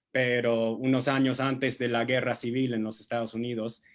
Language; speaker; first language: Spanish; non-native, fluent; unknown